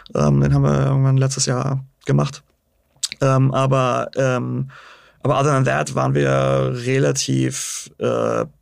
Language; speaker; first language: German; native; German